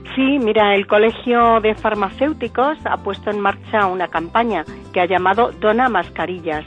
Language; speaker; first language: Spanish; native; Spanish